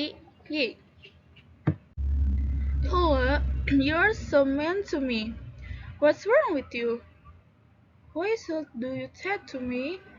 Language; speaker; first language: English; non-native, learner; Indonesian